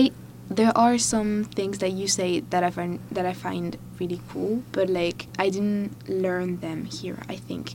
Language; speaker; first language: English; non-native, fluent; French